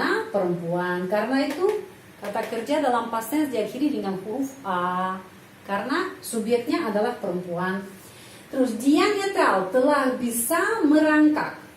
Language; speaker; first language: Indonesian; non-native, fluent; Russian